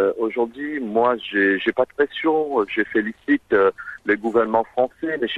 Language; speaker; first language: French; non-native, local second language; Morisyen